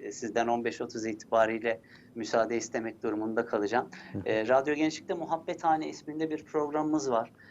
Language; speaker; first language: Turkish; early bilingual, heritage; Turkish